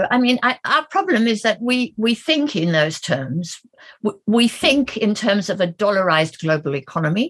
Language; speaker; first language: English; native; English